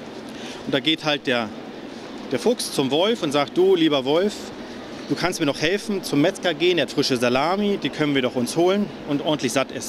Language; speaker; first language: German; native; German